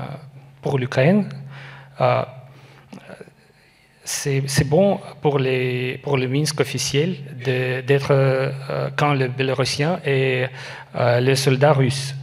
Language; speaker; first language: French; non-native, learner; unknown